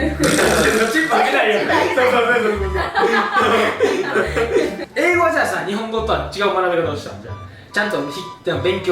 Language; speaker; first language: Japanese; native; Japanese